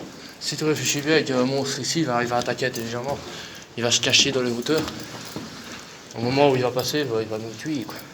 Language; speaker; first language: French; native; French